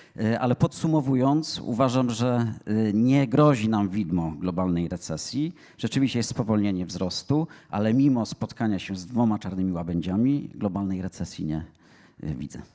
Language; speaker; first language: Polish; native; Polish